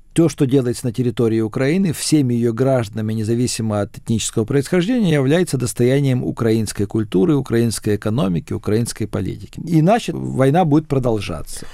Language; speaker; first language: Russian; native; Russian